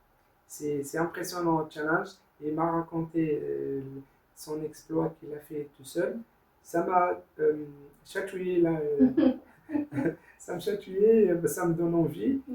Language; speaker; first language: French; non-native, learner; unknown